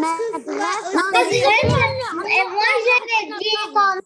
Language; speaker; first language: French; non-native, learner; Arabic